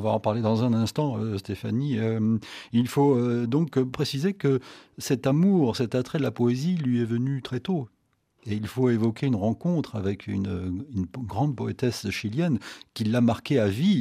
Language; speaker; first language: French; native; French